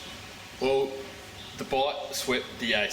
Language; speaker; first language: English; native; English